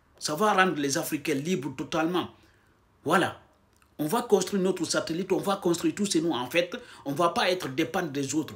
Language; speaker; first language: French; non-native, local second language; Fula